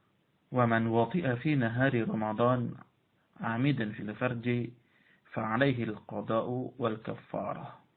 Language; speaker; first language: Arabic; non-native, fluent; Indonesian